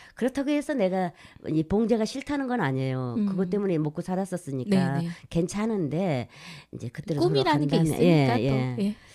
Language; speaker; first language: Korean; native; Korean